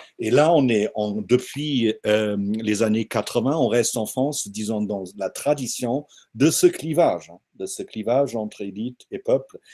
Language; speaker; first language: French; non-native, fluent; German